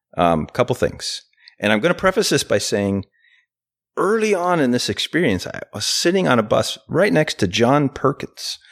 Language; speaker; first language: English; native; English